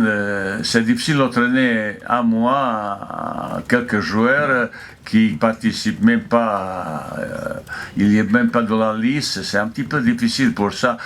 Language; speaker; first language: French; non-native, fluent; Bosnian